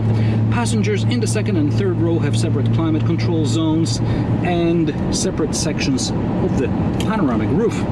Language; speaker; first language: English; non-native, fluent; Polish